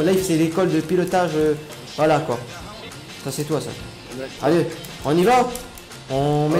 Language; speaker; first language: French; native; French